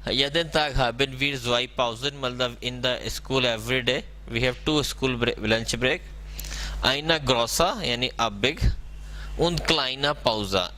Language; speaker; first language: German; non-native, learner; Hindi